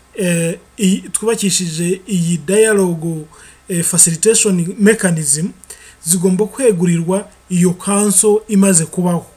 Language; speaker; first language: Kinyarwanda; early bilingual, heritage; Kinyarwanda